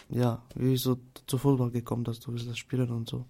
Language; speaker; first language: German; non-native, learner; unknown